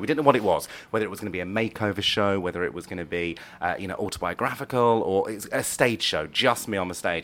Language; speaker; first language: English; native; English